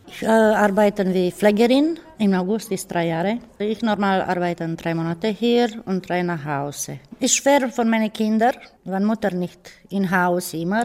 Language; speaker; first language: German; non-native, learner; Romanian